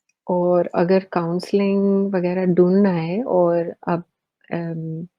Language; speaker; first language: Hindi; early bilingual, heritage; Hindi